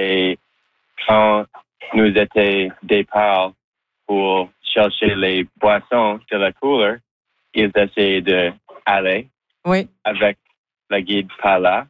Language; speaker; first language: French; non-native, local second language; English